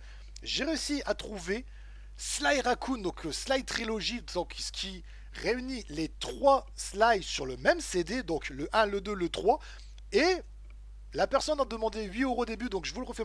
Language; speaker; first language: French; native; French